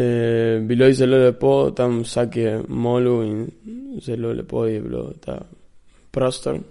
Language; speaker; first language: Slovenian; early bilingual, heritage; Slovenian